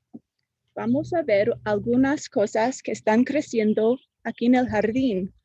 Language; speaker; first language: Spanish; non-native, fluent; English